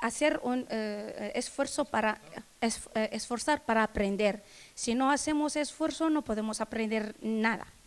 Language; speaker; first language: Spanish; non-native, fluent; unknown